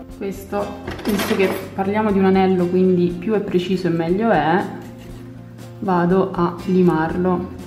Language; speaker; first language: Italian; native; Italian